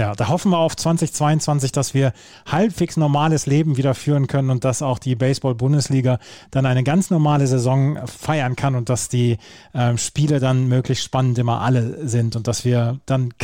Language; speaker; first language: German; native; German